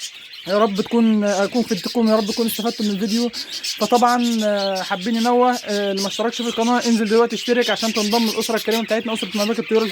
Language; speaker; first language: Arabic; native; Arabic